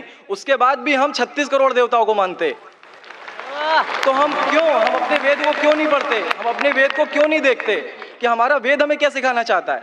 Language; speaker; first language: Hindi; native; Hindi